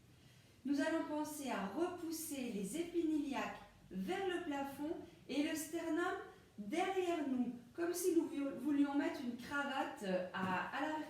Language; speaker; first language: French; native; French